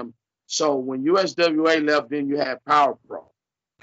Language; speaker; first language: English; native; English